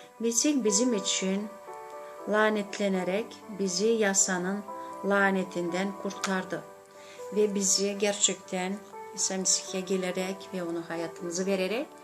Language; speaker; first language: Turkish; non-native, learner; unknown